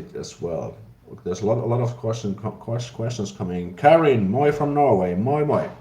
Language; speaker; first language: English; non-native, fluent; Finnish